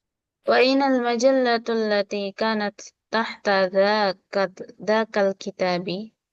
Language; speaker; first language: Arabic; non-native, fluent; Indonesian